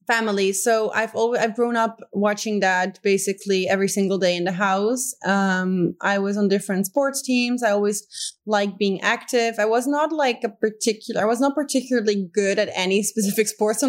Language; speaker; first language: English; non-native, fluent; Dutch